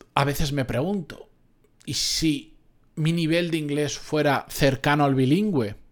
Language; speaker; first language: Spanish; native; Spanish